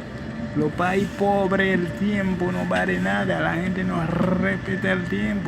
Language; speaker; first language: Spanish; non-native, fluent; Haitian Creole